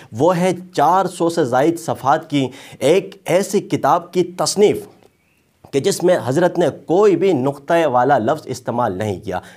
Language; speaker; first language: Urdu; native; Urdu